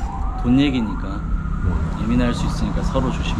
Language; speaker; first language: Korean; native; Korean